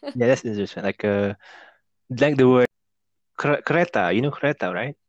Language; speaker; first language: English; non-native, fluent; Indonesian